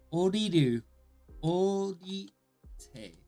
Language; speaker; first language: Japanese; non-native, learner; English